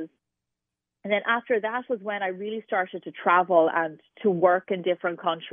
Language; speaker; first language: English; native; English